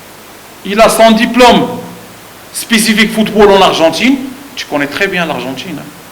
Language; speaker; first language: French; non-native, fluent; Arabic